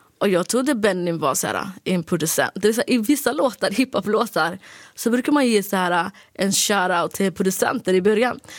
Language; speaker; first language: Swedish; early bilingual, other home language; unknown